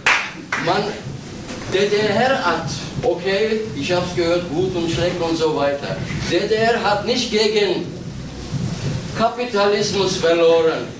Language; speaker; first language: German; non-native, fluent; Turkish